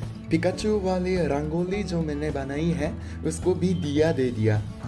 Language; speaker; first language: Hindi; non-native, fluent; Japanese